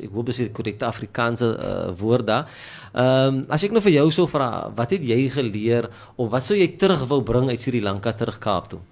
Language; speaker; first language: Afrikaans; non-native, local second language; English